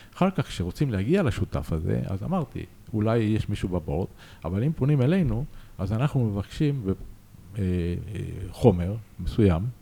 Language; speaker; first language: Hebrew; early bilingual, other home language; Spanish